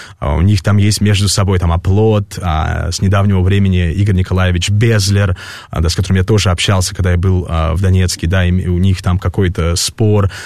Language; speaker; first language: Russian; early bilingual, heritage; Russian